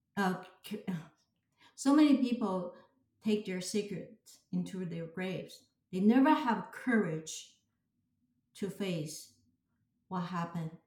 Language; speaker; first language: English; non-native, fluent; Chinese